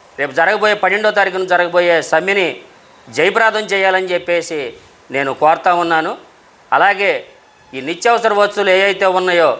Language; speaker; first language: Telugu; native; Telugu